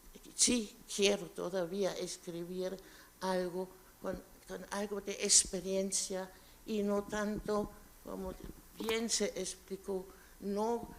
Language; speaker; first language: Spanish; non-native, fluent; German